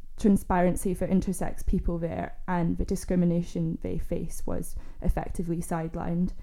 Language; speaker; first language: English; native; English